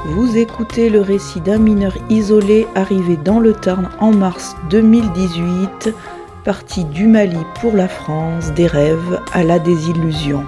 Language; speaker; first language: French; native; French